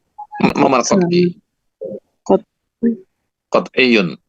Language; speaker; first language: Arabic; non-native, fluent; Indonesian